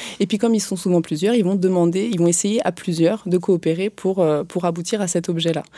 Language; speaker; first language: French; native; French